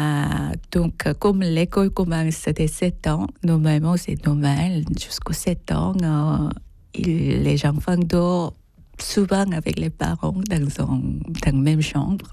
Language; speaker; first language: French; non-native, fluent; Korean